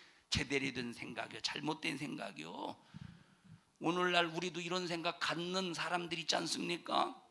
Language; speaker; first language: Korean; native; Korean